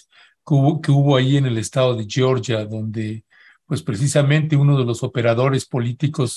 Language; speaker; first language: Spanish; native; Spanish